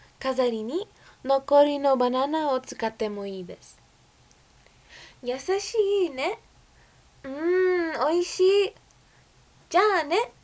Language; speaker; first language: Japanese; non-native, learner; English